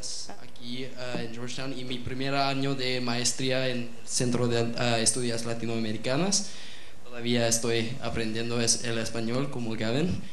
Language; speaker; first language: Spanish; non-native, learner; English